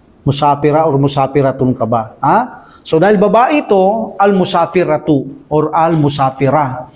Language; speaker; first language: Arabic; non-native, fluent; Filipino